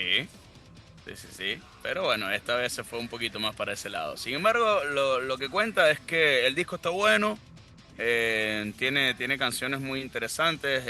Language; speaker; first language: Spanish; native; Spanish